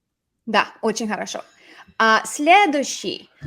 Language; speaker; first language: Russian; non-native, fluent; English